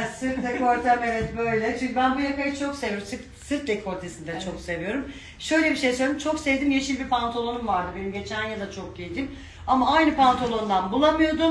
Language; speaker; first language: Turkish; native; Turkish